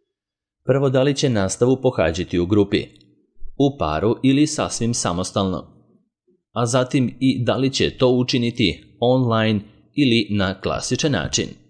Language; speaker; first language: Serbian; native; Serbian